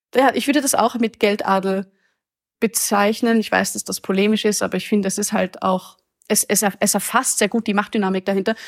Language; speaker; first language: German; native; German